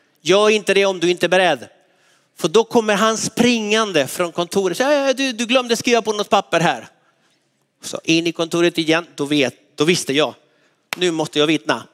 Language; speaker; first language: Swedish; non-native, fluent; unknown